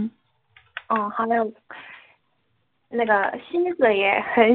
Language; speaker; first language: Chinese; non-native, learner; Korean